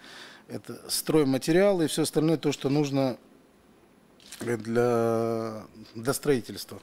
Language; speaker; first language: Russian; native; Russian